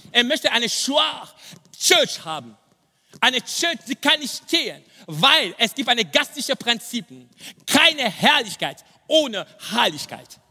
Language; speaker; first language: German; non-native, fluent; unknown